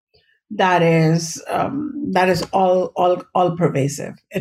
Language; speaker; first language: English; non-native, local second language; Hindi